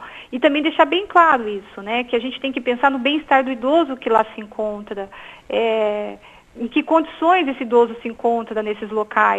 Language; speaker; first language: Portuguese; native; Portuguese